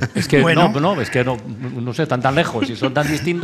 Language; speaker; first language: Spanish; native; Spanish